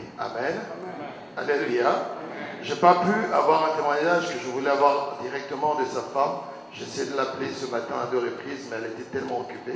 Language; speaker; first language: French; non-native, local second language; Lingala